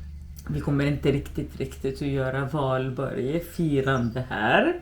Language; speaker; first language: Swedish; non-native, fluent; Arabic